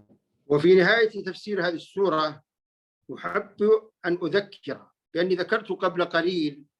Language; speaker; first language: Arabic; native; Arabic